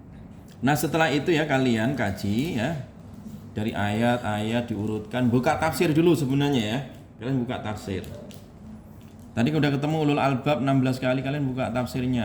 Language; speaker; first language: Indonesian; native; Indonesian